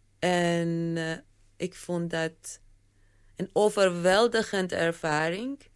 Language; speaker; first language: Dutch; non-native, fluent; Persian